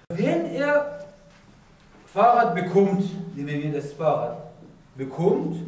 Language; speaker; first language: German; non-native, learner; Persian